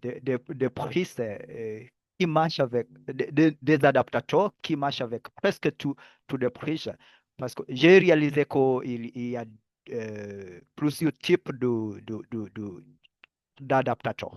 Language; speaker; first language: French; non-native, learner; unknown